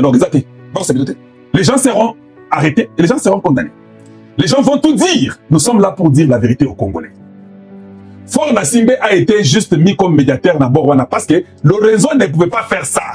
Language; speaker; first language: French; non-native, local second language; Lingala